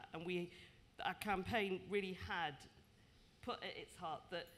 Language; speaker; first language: English; native; English